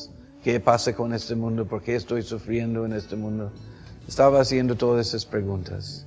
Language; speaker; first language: Spanish; non-native, fluent; English